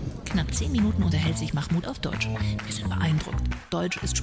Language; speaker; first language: German; native; German